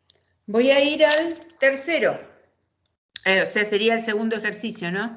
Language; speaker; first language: Spanish; native; Spanish